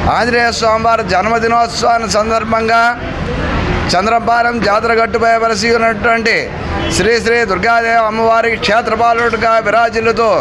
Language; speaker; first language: Telugu; native; Telugu